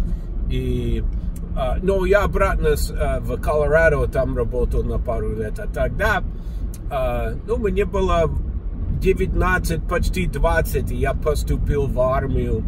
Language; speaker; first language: Russian; non-native, fluent; English